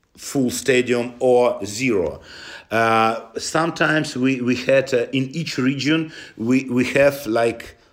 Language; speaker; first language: English; non-native, learner; Russian